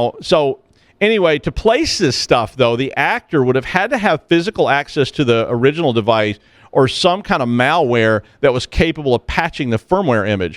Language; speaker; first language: English; native; English